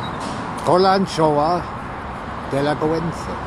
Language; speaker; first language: Spanish; non-native, learner; English